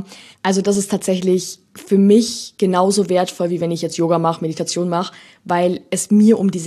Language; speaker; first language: German; native; German